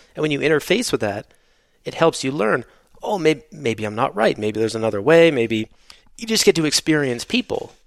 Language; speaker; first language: English; native; English